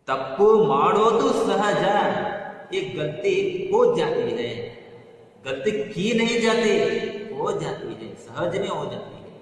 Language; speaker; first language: Hindi; non-native, local second language; Kannada